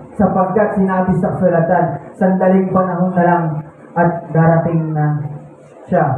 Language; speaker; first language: Filipino; native; Filipino